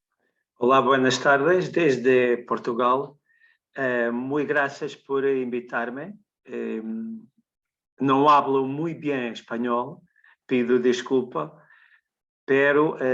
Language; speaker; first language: Spanish; non-native, learner; Portuguese